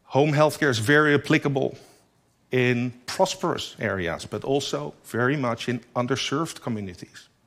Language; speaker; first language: English; non-native, fluent; Dutch